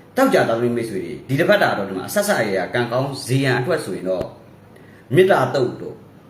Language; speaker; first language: Burmese; native; Burmese